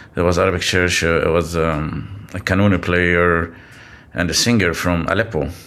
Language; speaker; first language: English; non-native, fluent; Arabic